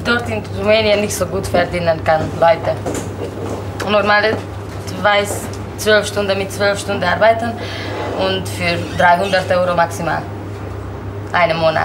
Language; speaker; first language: German; non-native, learner; Romanian